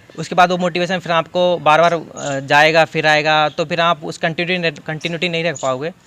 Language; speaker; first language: Hindi; native; Hindi